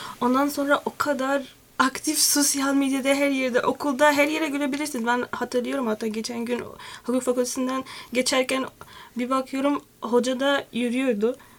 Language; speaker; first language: Turkish; non-native, fluent; Arabic